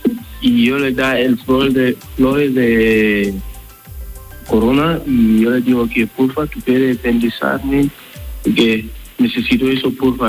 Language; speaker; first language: Spanish; non-native, learner; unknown